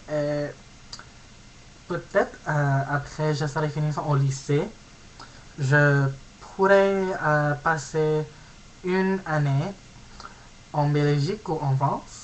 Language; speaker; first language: French; non-native, learner; English